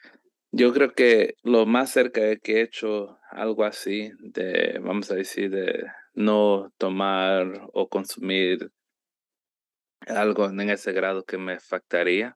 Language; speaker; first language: Spanish; early bilingual, heritage; Spanish